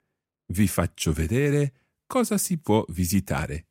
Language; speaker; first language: Italian; non-native, fluent; English